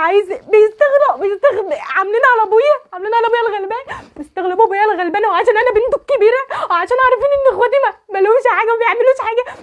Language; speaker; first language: Arabic; native; Arabic